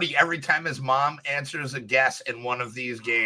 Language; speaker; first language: English; native; English